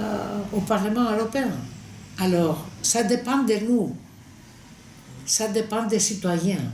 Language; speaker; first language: French; non-native, fluent; Greek